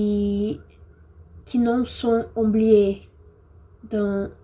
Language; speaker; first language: French; non-native, learner; Portuguese